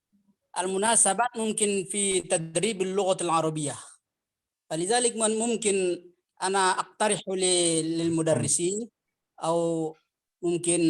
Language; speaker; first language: Arabic; non-native, fluent; Indonesian